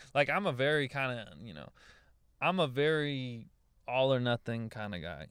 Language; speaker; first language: English; native; English